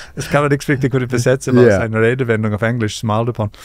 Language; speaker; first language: German; non-native, fluent; English